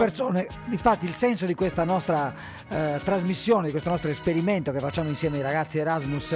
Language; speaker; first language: Italian; native; Italian